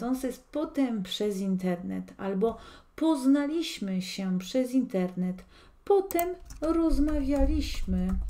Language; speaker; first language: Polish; non-native, fluent; Spanish